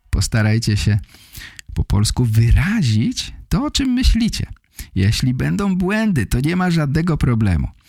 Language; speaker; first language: Polish; native; Polish